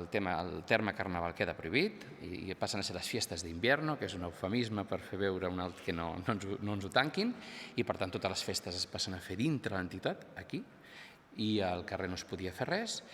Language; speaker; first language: Catalan; native; Catalan